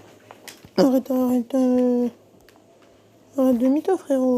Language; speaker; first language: French; native; French